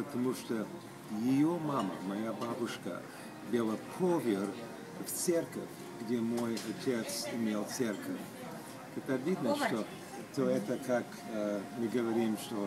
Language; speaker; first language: Russian; early bilingual, heritage; Russian